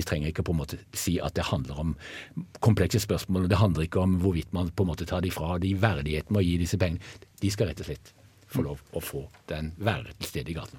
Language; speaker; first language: Norwegian; native; Norwegian